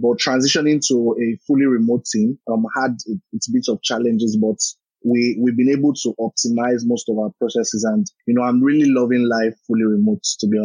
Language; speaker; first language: English; non-native, local second language; Yoruba